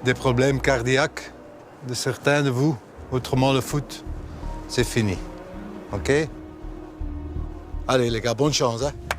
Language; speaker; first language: French; non-native, local second language; Dutch